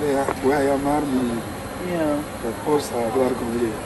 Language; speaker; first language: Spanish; non-native, learner; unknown